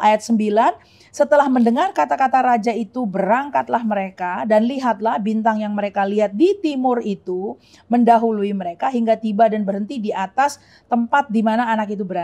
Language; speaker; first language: Indonesian; native; Indonesian